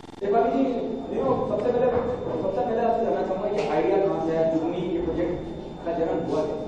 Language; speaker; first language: Hindi; native; Hindi